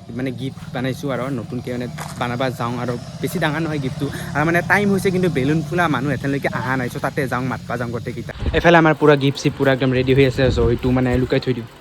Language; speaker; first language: Assamese; native; Assamese